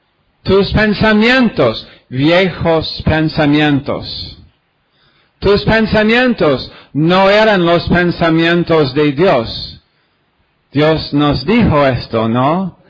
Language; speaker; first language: Spanish; non-native, fluent; English